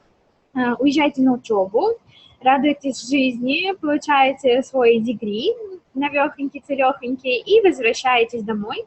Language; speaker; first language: Russian; native; Russian